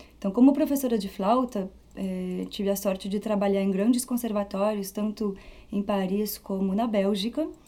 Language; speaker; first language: Portuguese; early bilingual, heritage; Portuguese